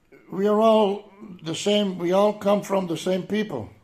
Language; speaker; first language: English; non-native, fluent; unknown